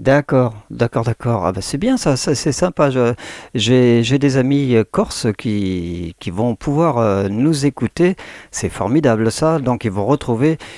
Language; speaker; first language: French; native; French